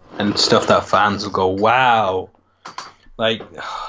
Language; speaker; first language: English; native; English